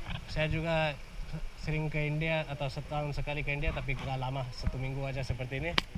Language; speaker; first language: Indonesian; non-native, fluent; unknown